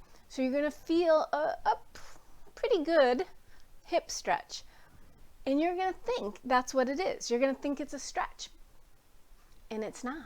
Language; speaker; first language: English; native; English